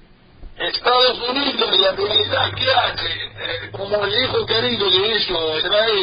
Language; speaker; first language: Spanish; non-native, learner; Arabic